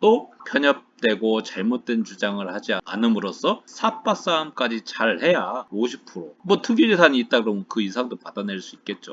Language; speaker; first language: Korean; native; Korean